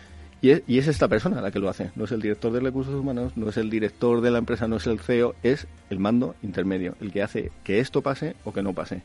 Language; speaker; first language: Spanish; native; Spanish